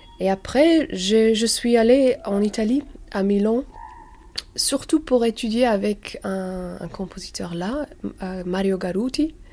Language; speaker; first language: French; non-native, learner; English